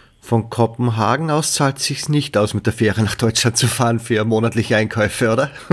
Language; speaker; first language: German; native; German